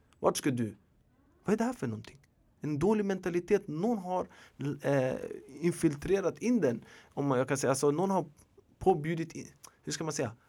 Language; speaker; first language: Swedish; early bilingual, other home language; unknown